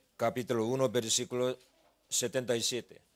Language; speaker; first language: Spanish; non-native, learner; Korean